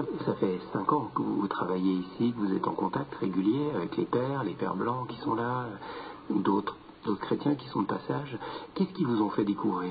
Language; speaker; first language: French; native; French